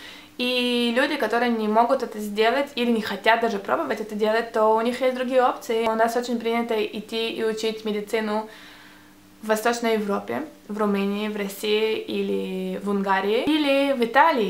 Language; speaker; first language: Russian; early bilingual, heritage; Russian